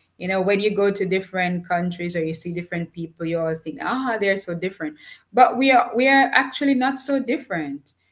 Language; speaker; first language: English; native; English